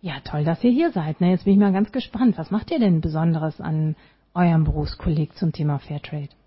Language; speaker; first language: German; native; German